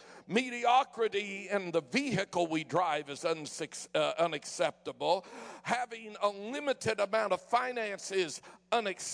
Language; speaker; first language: English; native; English